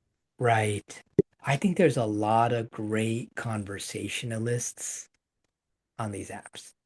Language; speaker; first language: English; native; English